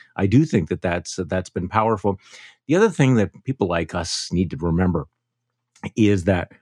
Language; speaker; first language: English; native; English